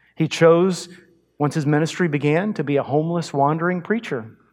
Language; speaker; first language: English; native; English